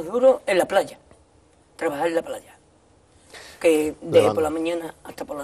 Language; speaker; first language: Spanish; native; Spanish